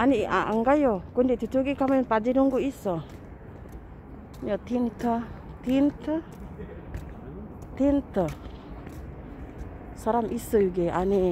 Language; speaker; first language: Korean; non-native, learner; Filipino